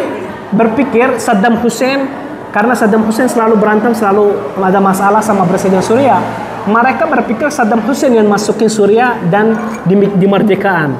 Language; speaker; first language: Indonesian; non-native, fluent; Arabic